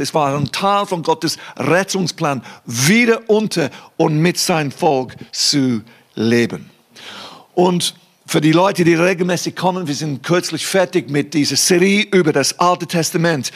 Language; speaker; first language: German; non-native, fluent; English